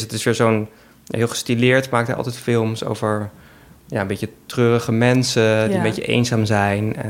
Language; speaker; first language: Dutch; native; Dutch